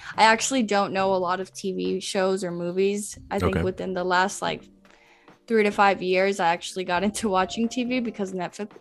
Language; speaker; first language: English; early bilingual, other home language; Spanish